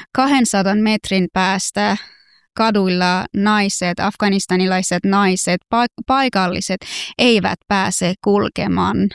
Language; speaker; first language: Finnish; non-native, fluent; Persian